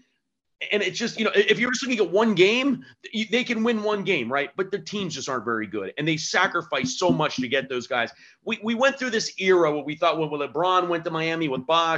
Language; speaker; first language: English; native; English